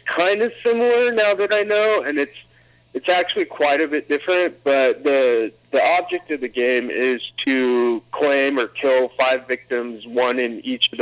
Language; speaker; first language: English; native; English